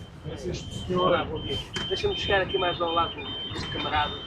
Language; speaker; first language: Portuguese; native; Portuguese